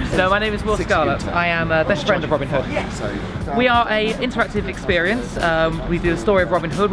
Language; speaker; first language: English; native; English